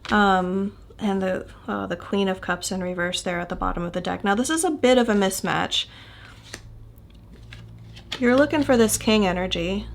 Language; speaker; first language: English; native; English